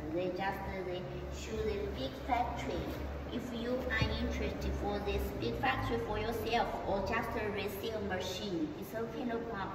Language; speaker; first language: English; non-native, learner; Chinese